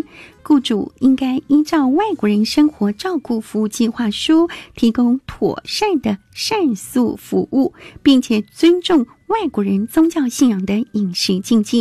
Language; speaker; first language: Chinese; native; Chinese